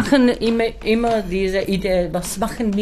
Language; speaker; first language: German; non-native, learner; Czech